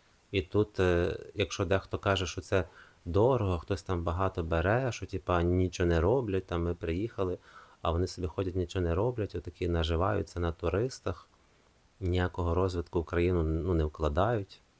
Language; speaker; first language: Ukrainian; non-native, fluent; Italian